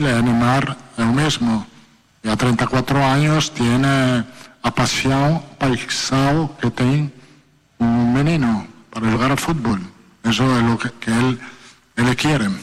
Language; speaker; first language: Spanish; non-native, fluent; Italian